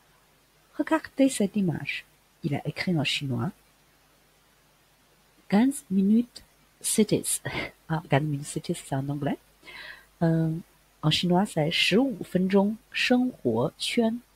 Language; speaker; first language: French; non-native, fluent; Chinese